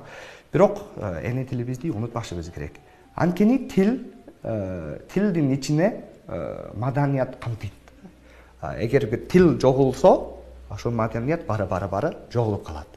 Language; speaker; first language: Kyrgyz; non-native, fluent; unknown